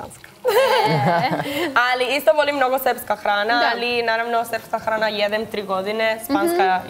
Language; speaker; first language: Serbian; non-native, learner; Spanish